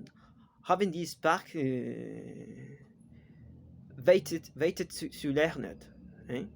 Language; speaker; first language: German; non-native, learner; Spanish